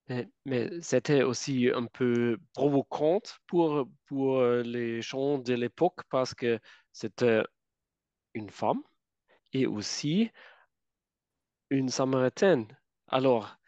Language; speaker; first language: French; non-native, fluent; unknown